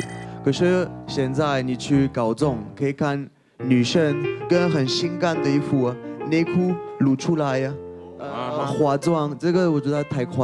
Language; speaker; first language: Chinese; non-native, fluent; French